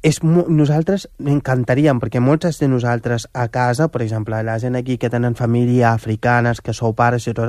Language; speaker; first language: Catalan; non-native, fluent; Wolof